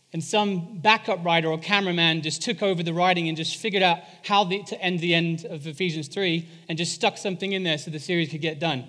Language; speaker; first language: English; native; English